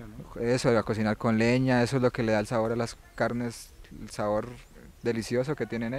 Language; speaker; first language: Spanish; native; Spanish